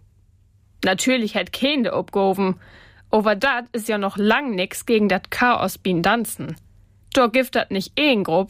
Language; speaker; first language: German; native; German